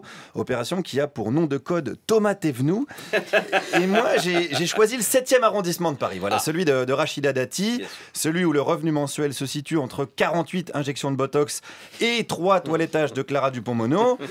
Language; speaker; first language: French; native; French